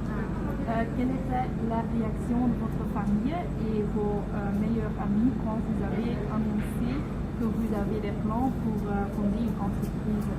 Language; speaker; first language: French; non-native, learner; Dutch